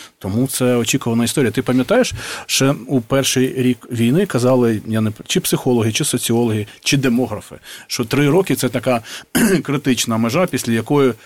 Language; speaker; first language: Ukrainian; native; Ukrainian